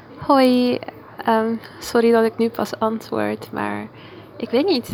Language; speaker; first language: Dutch; non-native, fluent; Italian